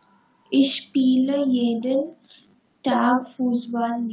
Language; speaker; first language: German; non-native, learner; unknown